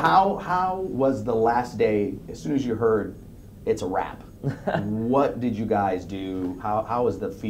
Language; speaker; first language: English; native; English